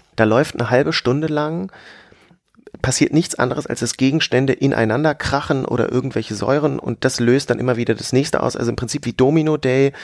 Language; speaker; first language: German; native; German